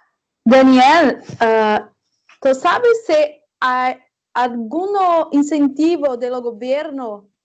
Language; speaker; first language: Spanish; non-native, fluent; Portuguese